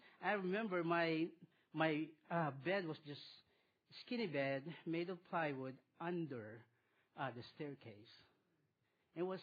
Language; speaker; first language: English; non-native, local second language; Filipino